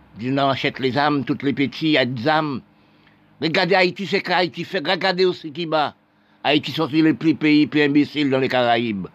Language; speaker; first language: French; non-native, local second language; Haitian Creole